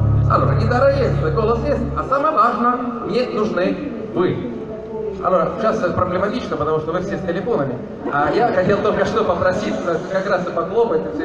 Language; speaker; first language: Russian; non-native, fluent; Italian